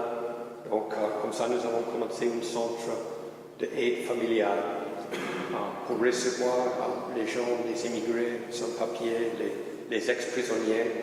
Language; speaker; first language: French; non-native, fluent; English